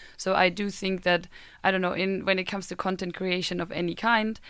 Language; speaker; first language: English; non-native, fluent; German